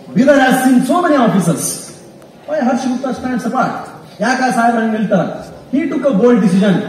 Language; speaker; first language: English; non-native, local second language; Kannada